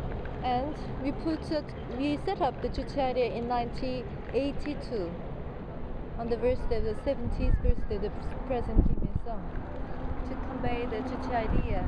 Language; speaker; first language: English; non-native, fluent; Korean